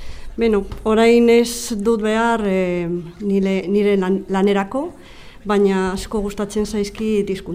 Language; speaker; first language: Basque; non-native, learner; Spanish